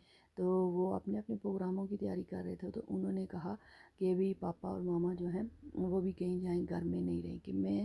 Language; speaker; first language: Urdu; native; Urdu